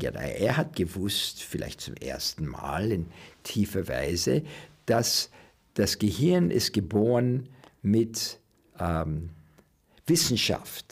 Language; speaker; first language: German; non-native, learner; English